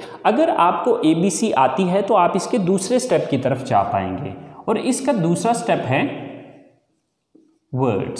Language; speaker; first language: Urdu; native; Urdu